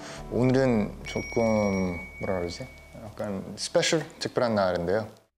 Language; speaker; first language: Korean; early bilingual, other home language; English